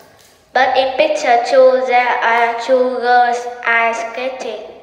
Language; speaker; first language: English; non-native, learner; Vietnamese